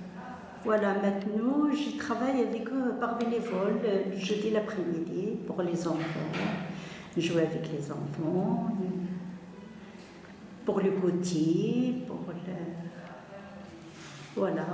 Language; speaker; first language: French; non-native, learner; Arabic